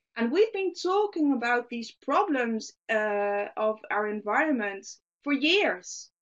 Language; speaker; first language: English; non-native, fluent; Dutch